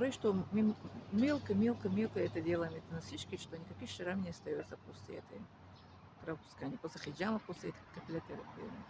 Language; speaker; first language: Russian; non-native, learner; Tajik